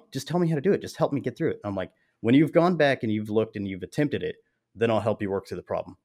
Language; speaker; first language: English; native; English